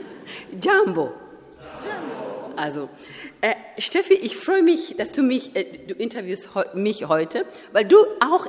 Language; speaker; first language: German; non-native, fluent; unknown